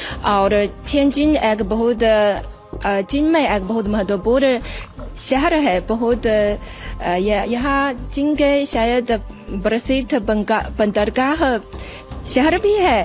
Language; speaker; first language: Hindi; non-native, fluent; Chinese